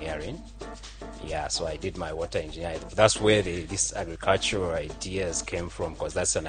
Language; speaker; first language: English; non-native, local second language; Bemba